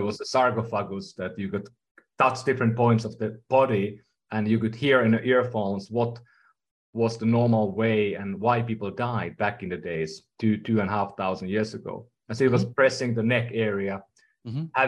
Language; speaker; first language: English; non-native, fluent; Finnish